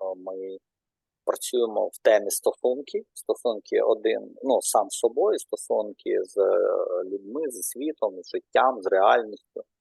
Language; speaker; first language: Ukrainian; non-native, local second language; Russian